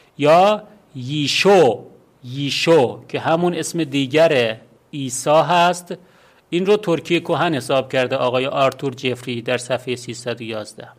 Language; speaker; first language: Persian; non-native, local second language; Azerbaijani